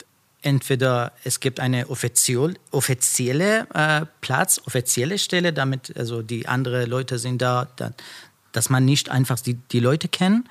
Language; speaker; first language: German; non-native, learner; Persian